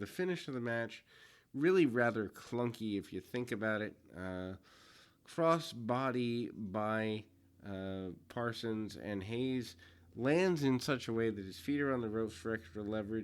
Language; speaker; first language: English; native; English